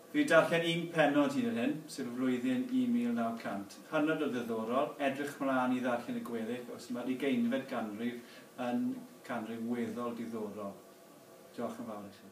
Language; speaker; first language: Welsh; native; Welsh